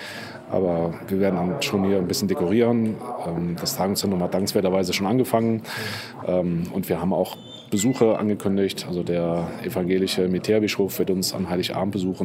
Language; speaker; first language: German; native; German